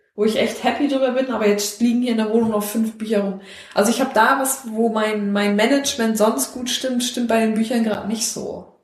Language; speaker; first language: German; native; German